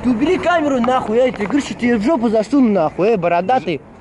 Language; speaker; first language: Russian; native; Russian